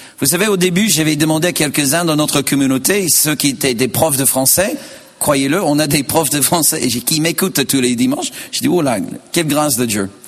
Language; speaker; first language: French; non-native, fluent; English